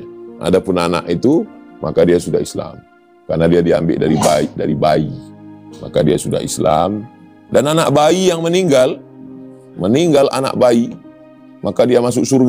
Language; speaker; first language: Malay; native; Malay